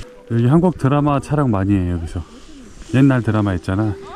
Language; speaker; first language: Korean; native; Korean